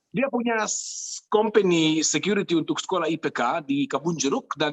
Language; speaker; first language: Indonesian; non-native, fluent; Hebrew